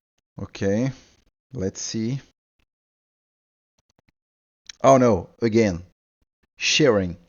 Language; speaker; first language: English; non-native, fluent; French